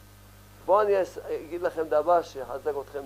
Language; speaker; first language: Hebrew; early bilingual, other home language; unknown